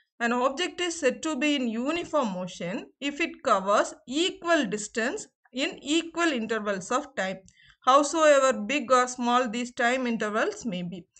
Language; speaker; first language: English; non-native, local second language; Tamil